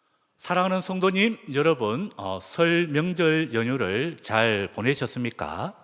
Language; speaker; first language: Korean; native; Korean